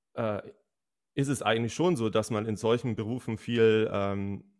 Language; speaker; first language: German; native; German